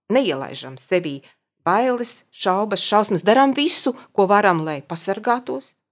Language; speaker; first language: Latvian; native; Latvian